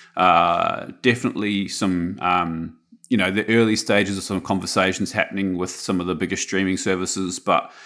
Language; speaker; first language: English; native; English